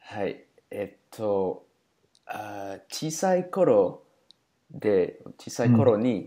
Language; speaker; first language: Japanese; non-native, learner; English